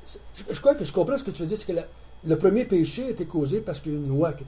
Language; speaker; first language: French; native; French